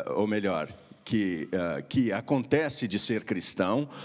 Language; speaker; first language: Portuguese; native; Portuguese